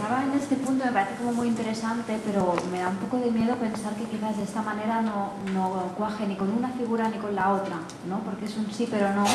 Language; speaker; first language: Spanish; native; Spanish